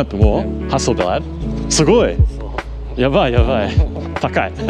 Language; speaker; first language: Japanese; native; Japanese